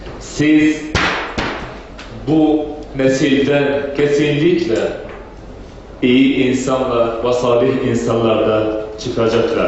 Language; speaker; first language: Turkish; non-native, fluent; Arabic